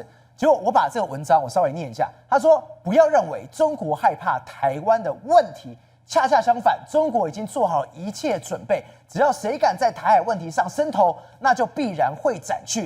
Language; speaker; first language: Chinese; native; Chinese